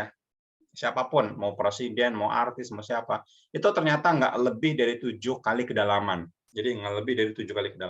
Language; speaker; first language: Indonesian; native; Indonesian